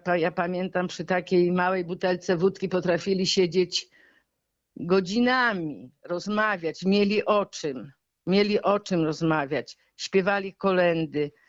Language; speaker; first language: Polish; native; Polish